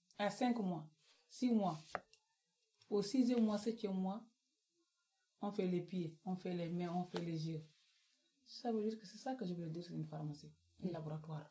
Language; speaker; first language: French; non-native, local second language; Wolof